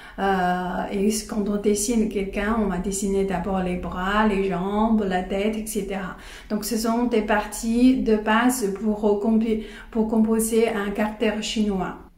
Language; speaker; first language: French; non-native, fluent; Chinese